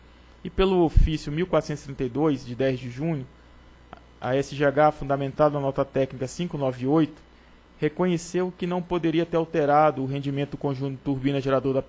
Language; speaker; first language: Portuguese; native; Portuguese